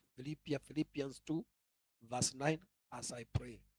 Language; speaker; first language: English; non-native, local second language; Kikuyu